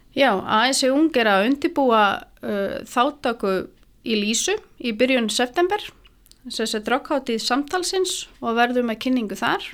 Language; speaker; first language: Icelandic; non-native, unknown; Latvian